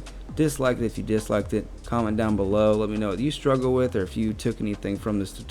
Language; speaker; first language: English; native; English